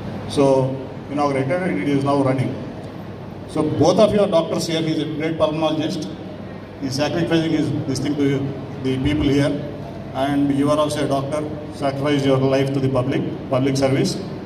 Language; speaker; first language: English; non-native, local second language; Telugu